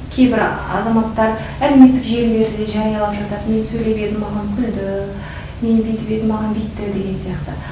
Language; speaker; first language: Kazakh; non-native, local second language; Russian